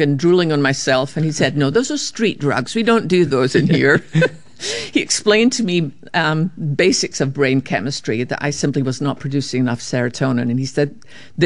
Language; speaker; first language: English; native; English